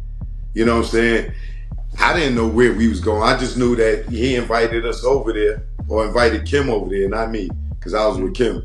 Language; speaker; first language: English; native; English